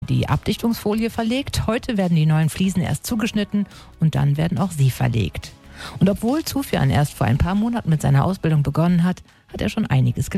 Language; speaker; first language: German; native; German